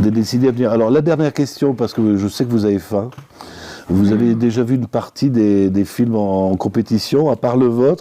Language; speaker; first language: French; native; French